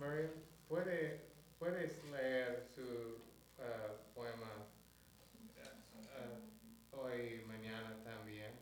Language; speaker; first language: Spanish; non-native, learner; English